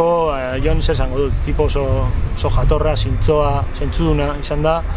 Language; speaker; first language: Basque; native; Basque